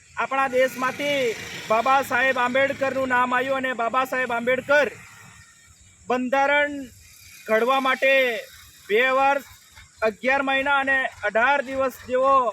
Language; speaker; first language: Gujarati; non-native, local second language; Rathawi